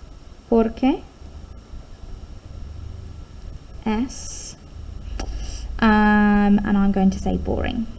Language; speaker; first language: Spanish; non-native, fluent; English